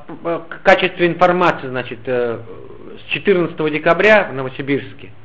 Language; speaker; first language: Russian; native; Russian